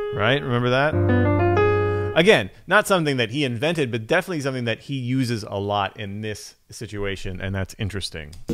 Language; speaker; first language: English; native; English